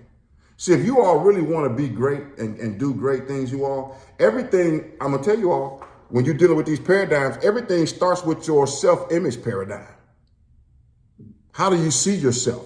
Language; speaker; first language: English; native; English